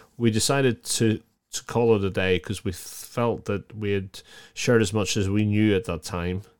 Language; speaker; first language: English; native; English